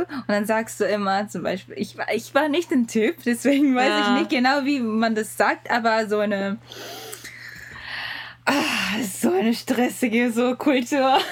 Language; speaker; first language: German; non-native, learner; Japanese